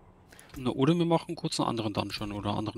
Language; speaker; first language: German; native; German